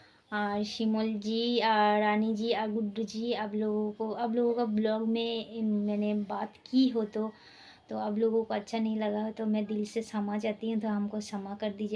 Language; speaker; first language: Hindi; non-native, local second language; Santali